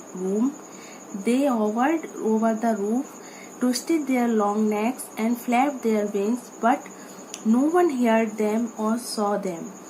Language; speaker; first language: English; non-native, local second language; Hindi